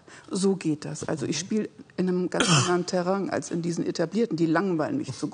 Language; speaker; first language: German; native; German